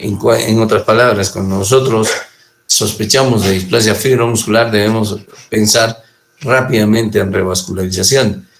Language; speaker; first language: Spanish; native; Spanish